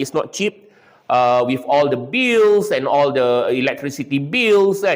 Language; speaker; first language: English; non-native, local second language; Malay